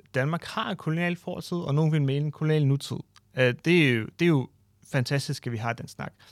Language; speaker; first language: Danish; non-native, fluent; Ukrainian